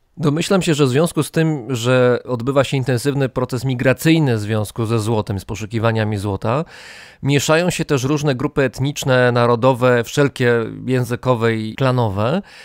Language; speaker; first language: Polish; native; Polish